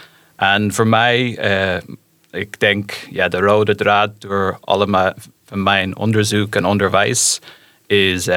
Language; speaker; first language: Dutch; non-native, fluent; English